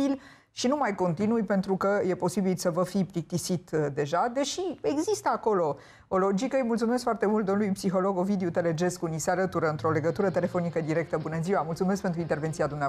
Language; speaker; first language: Romanian; native; Romanian